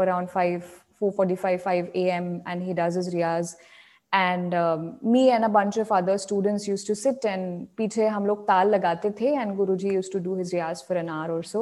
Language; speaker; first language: English; non-native, local second language; Marathi